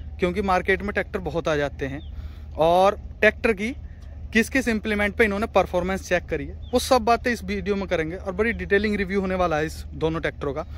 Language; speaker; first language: Hindi; native; Hindi